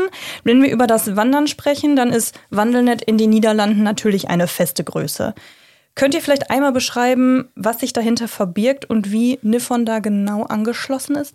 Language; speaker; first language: German; native; German